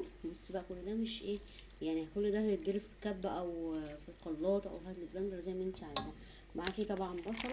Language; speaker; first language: Arabic; native; Arabic